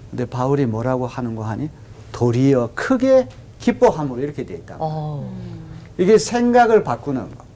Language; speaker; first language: Korean; native; Korean